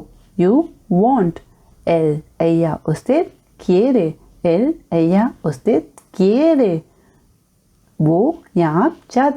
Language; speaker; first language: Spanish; non-native, fluent; Hindi